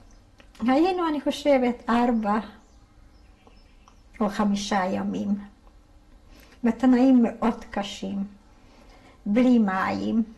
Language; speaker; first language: Hebrew; non-native, fluent; Hungarian